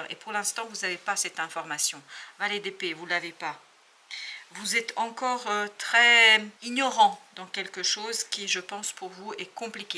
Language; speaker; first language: French; native; French